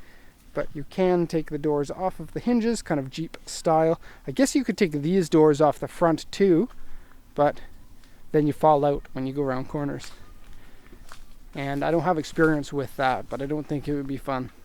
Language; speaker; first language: English; native; English